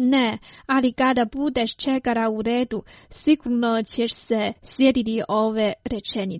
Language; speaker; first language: Croatian; non-native, fluent; Chinese